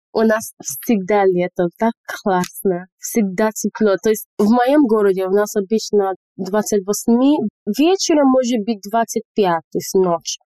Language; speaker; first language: Russian; non-native, fluent; English